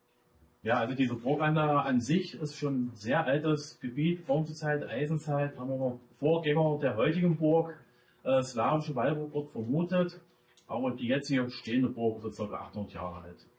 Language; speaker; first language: German; native; German